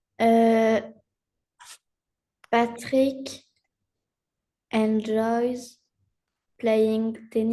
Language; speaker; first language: English; non-native, learner; French